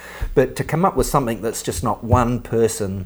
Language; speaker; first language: English; native; English